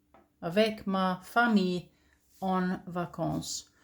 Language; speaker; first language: French; non-native, fluent; English